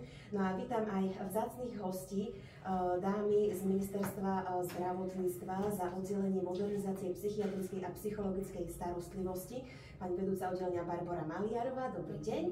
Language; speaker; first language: Slovak; native; Slovak